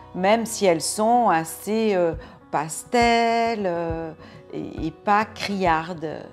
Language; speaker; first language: French; non-native, fluent; Portuguese